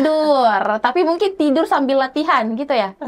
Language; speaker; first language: Indonesian; native; Indonesian